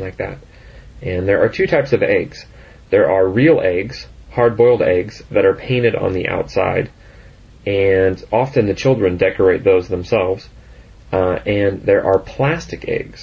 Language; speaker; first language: English; native; English